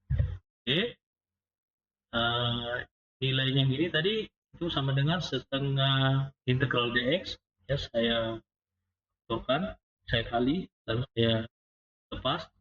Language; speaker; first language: Indonesian; native; Indonesian